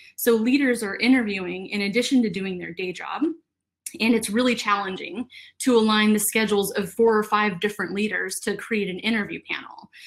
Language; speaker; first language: English; native; English